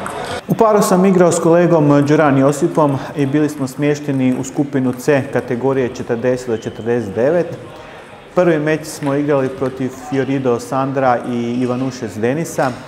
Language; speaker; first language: Croatian; native; Croatian